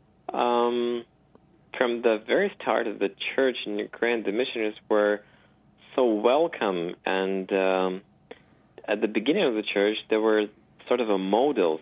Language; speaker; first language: English; non-native, fluent; Ukrainian